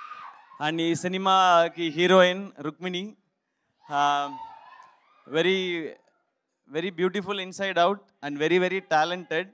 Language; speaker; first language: Telugu; non-native, learner; Tamil